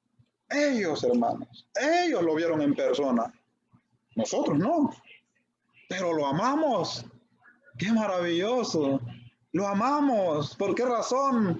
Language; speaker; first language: Spanish; native; Spanish